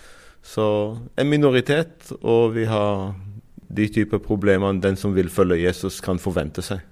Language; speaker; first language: Norwegian; non-native, fluent; Arabic